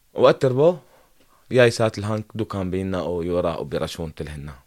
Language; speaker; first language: Norwegian; non-native, learner; Arabic